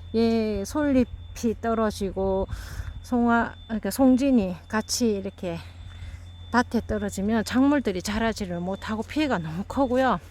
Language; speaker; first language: Korean; native; Korean